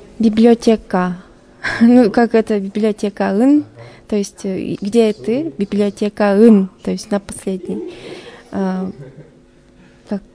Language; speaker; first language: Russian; non-native, local second language; Udmurt